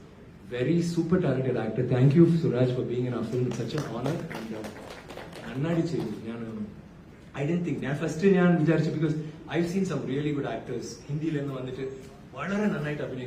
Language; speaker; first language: Malayalam; non-native, learner; Tamil